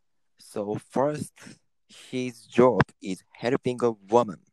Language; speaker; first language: English; non-native, learner; Japanese